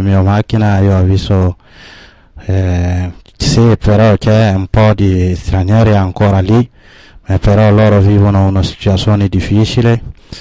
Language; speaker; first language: Italian; non-native, learner; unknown